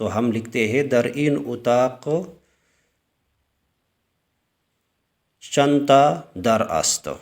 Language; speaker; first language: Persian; non-native, fluent; Urdu